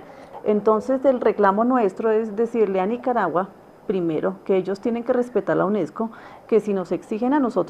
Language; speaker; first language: Spanish; native; Spanish